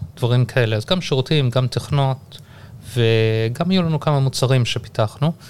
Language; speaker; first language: Hebrew; early bilingual, heritage; Hebrew